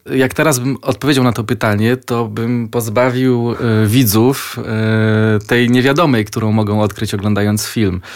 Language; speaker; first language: Polish; native; Polish